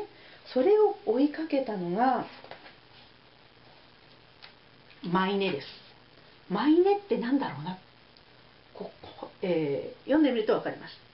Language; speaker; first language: Japanese; native; Japanese